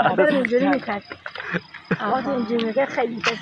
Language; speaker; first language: Persian; non-native, local second language; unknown